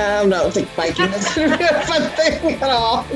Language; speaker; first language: English; native; English